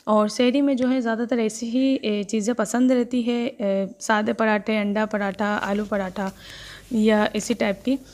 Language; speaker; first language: Urdu; native; Urdu